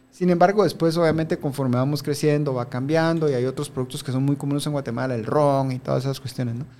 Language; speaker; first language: Spanish; native; Spanish